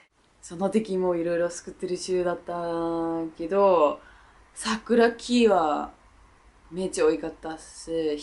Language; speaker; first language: Japanese; non-native, learner; Danish